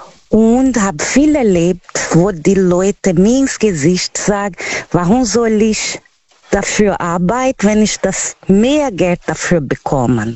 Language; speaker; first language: German; non-native, learner; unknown